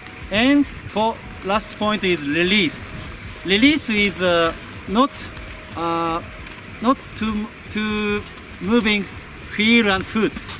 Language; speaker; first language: English; non-native, learner; Japanese